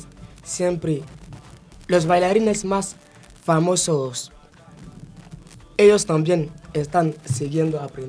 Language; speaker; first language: Spanish; non-native, fluent; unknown